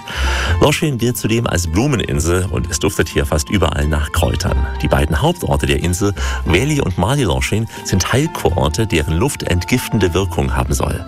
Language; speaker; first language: German; native; German